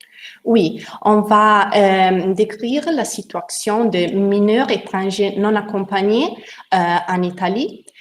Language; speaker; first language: French; non-native, learner; Italian